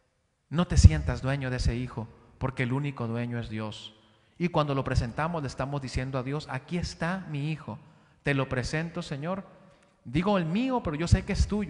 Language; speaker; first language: Spanish; native; Spanish